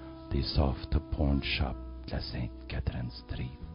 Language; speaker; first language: French; native; French